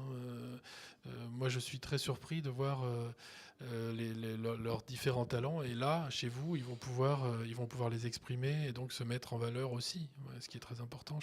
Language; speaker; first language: French; native; French